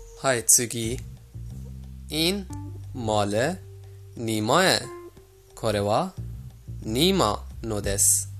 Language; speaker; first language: Japanese; non-native, fluent; Persian